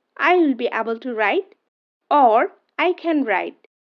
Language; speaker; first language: English; non-native, local second language; Bangla